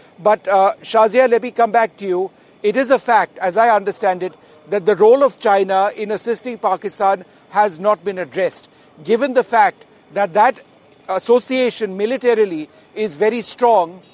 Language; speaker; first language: English; non-native, local second language; Hindi